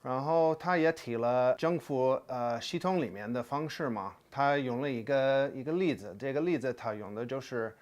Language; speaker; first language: Chinese; non-native, fluent; English